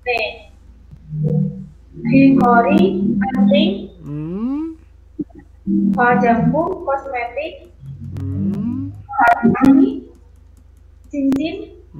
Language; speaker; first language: Korean; non-native, learner; Indonesian